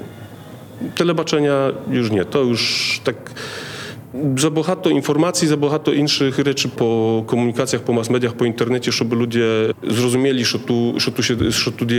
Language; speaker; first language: Polish; non-native, learner; Ukrainian